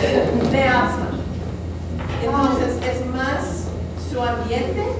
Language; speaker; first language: Spanish; non-native, learner; English